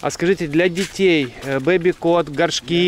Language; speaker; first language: Russian; native; Russian